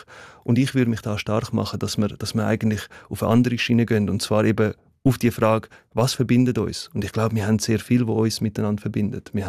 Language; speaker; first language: German; early bilingual, other home language; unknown